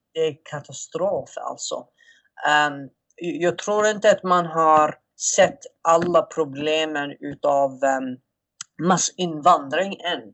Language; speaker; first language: Swedish; non-native, fluent; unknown